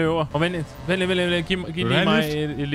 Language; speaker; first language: Danish; native; Danish